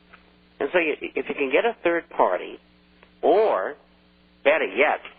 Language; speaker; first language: English; native; English